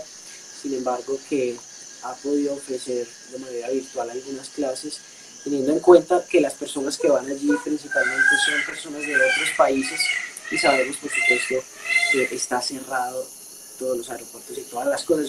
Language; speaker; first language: Spanish; native; Spanish